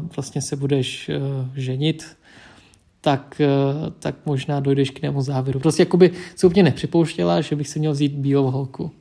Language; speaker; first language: Czech; early bilingual, other home language; Vietnamese